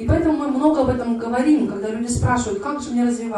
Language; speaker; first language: Russian; native; Russian